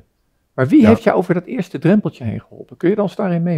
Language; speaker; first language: Dutch; native; Dutch